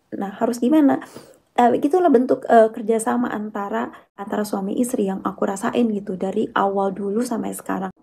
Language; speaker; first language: Indonesian; native; Indonesian